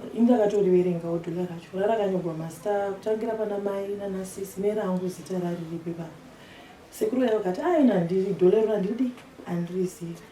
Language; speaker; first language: Shona; early bilingual, other home language; Nyanja